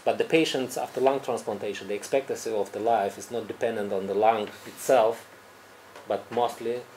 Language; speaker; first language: English; non-native, fluent; Romanian